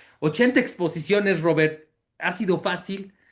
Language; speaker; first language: Spanish; native; Spanish